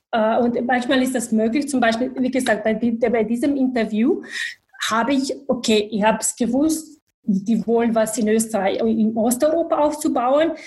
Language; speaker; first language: German; non-native, fluent; Bosnian